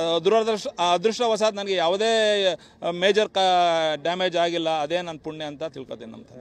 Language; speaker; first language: Kannada; native; Kannada